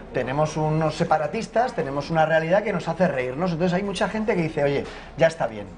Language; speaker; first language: Spanish; native; Spanish